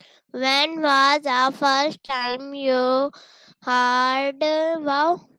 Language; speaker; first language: English; non-native, learner; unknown